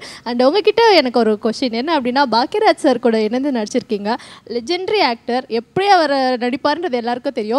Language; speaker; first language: Tamil; native; Tamil